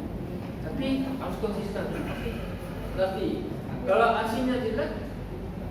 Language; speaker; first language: Indonesian; non-native, learner; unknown